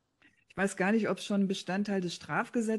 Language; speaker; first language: German; native; German